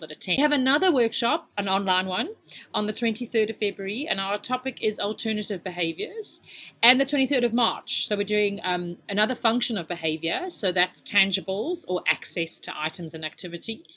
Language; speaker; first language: English; native; English